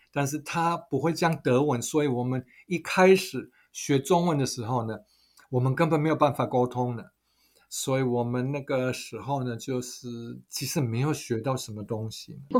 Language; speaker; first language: Chinese; non-native, fluent; German